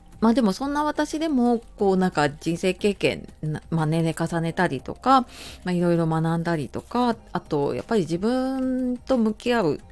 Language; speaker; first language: Japanese; native; Japanese